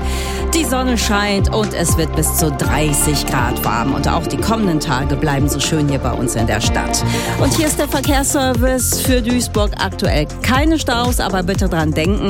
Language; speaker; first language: German; native; German